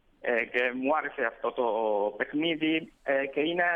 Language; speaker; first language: Greek; non-native, fluent; Italian